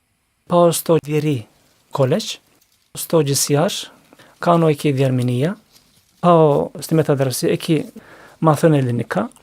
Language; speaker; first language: Greek; non-native, learner; Turkish